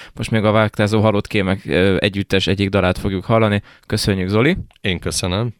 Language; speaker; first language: Hungarian; native; Hungarian